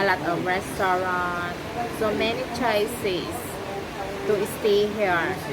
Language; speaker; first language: English; non-native, learner; Filipino